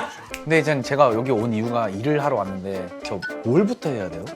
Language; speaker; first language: Korean; early bilingual, other home language; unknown